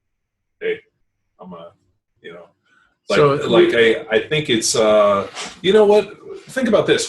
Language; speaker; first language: English; native; English